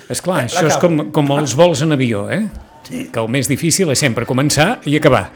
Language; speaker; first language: Catalan; native; Catalan